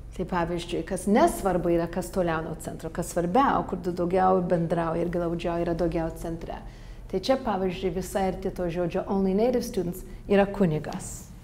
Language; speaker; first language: Lithuanian; early bilingual, heritage; Lithuanian